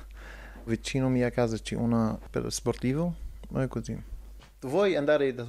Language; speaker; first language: Italian; non-native, learner; Arabic